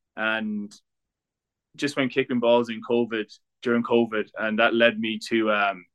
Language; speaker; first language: English; native; English